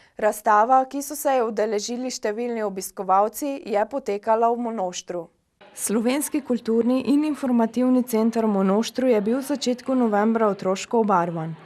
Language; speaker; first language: Slovenian; native; Slovenian